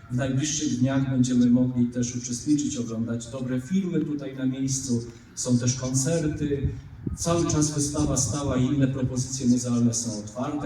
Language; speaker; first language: Polish; native; Polish